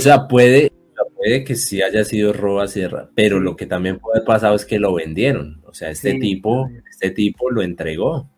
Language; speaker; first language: Spanish; native; Spanish